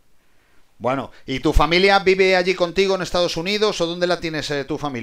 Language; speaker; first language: Spanish; native; Spanish